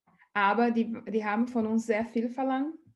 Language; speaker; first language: German; non-native, learner; Portuguese